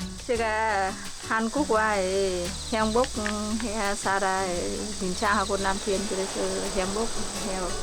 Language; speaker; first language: Korean; non-native, learner; Vietnamese